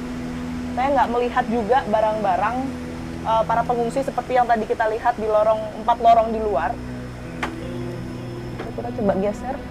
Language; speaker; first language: Indonesian; native; Indonesian